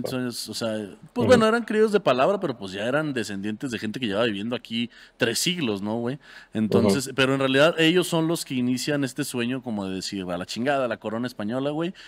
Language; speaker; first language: Spanish; native; Spanish